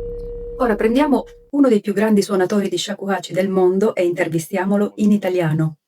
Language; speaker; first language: Italian; native; Italian